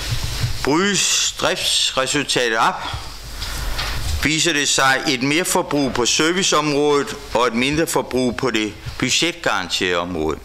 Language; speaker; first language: Danish; native; Danish